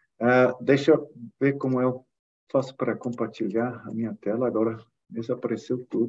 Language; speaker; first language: Portuguese; non-native, fluent; German